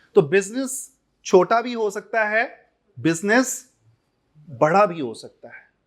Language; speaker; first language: Urdu; non-native, local second language; Punjabi